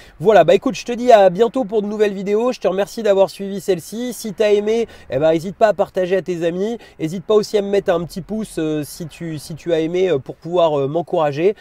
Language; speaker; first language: French; native; French